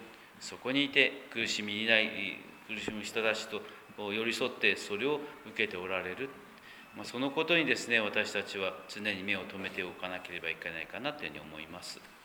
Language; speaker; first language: Japanese; native; Japanese